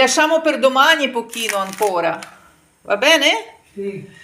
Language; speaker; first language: Italian; non-native, learner; Ukrainian